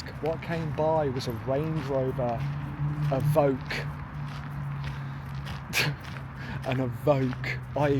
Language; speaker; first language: English; native; English